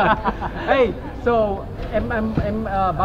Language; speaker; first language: Vietnamese; early bilingual, heritage; Vietnamese